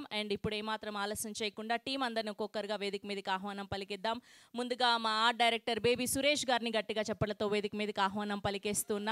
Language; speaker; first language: Telugu; native; Telugu